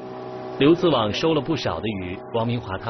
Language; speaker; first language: Chinese; native; Chinese